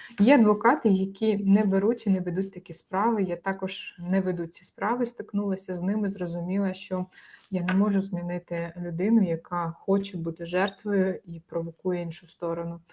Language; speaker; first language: Ukrainian; native; Ukrainian